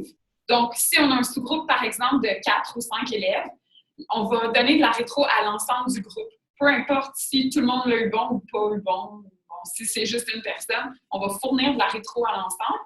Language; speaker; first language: French; native; French